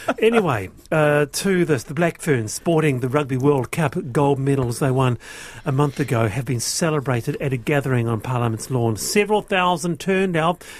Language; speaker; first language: English; native; English